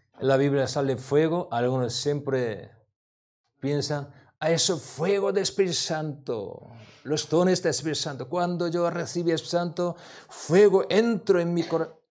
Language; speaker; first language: Spanish; non-native, learner; Korean